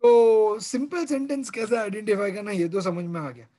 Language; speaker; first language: Hindi; non-native, local second language; Marathi